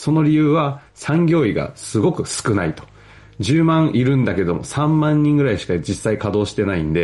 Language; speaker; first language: Japanese; native; Japanese